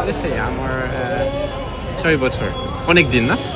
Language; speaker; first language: Bangla; non-native, fluent; French